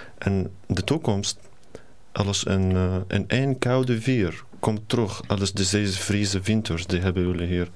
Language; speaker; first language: Dutch; non-native, learner; Arabic